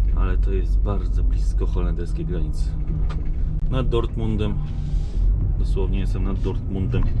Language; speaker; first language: Polish; native; Polish